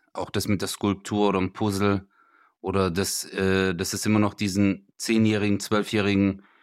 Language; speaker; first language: German; early bilingual, other home language; Turkish